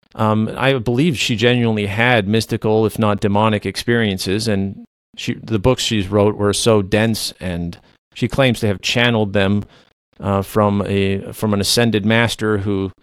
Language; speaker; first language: English; non-native, fluent; Low German